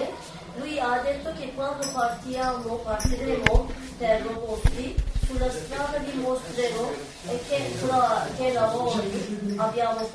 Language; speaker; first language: Italian; non-native, learner; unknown